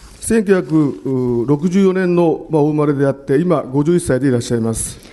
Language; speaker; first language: Japanese; native; Japanese